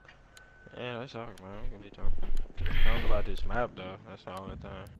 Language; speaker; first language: English; native; English